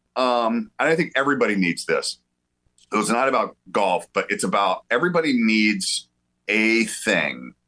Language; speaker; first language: English; native; English